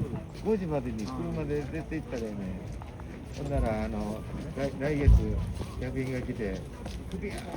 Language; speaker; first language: Japanese; native; Japanese